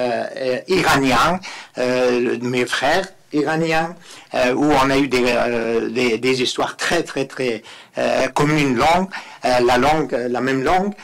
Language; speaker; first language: French; non-native, fluent; Persian